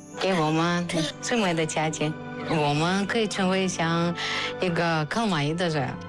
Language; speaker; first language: Chinese; non-native, learner; Russian